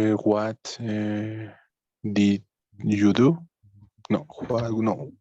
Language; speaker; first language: English; non-native, learner; Spanish